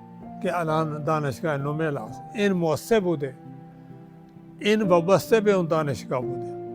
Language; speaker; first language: Persian; non-native, fluent; Urdu